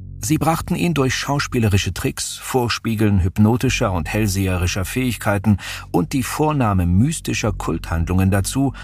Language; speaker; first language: German; native; German